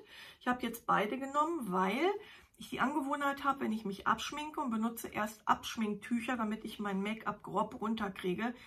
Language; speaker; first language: German; native; German